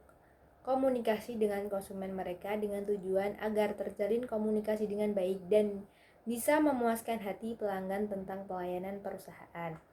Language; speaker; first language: Indonesian; native; Indonesian